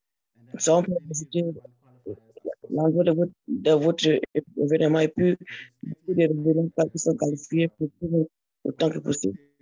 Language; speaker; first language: French; non-native, learner; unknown